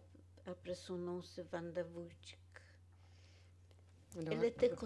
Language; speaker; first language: French; non-native, fluent; Polish